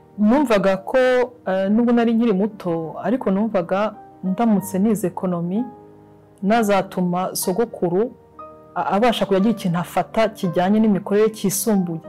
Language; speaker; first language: Kinyarwanda; early bilingual, heritage; Kinyarwanda